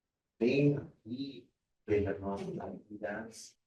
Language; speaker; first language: Portuguese; non-native, fluent; Spanish